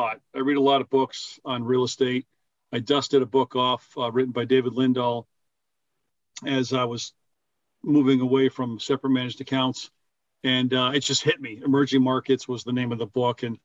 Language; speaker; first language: English; native; English